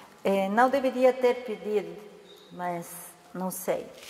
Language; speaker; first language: Portuguese; non-native, fluent; Spanish